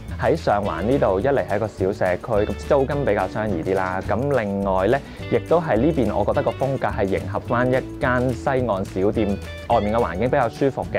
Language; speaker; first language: Cantonese; native; Cantonese